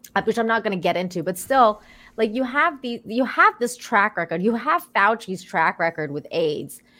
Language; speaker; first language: English; early bilingual, other home language; Persian